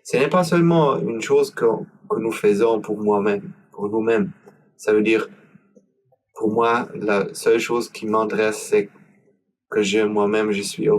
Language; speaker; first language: French; non-native, learner; German